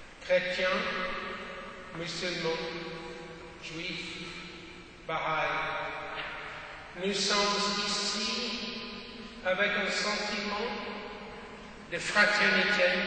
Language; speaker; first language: French; non-native, fluent; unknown